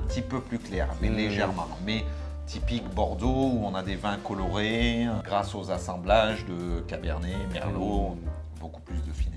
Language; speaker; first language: French; native; French